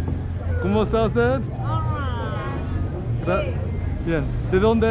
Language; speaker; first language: Spanish; non-native, learner; English